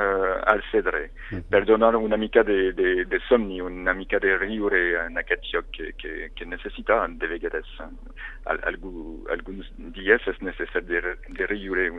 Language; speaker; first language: Catalan; non-native, fluent; French